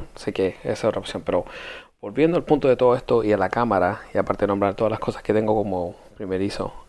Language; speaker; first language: Spanish; early bilingual, heritage; Spanish